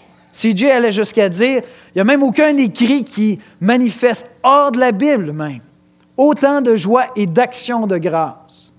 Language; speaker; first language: French; native; French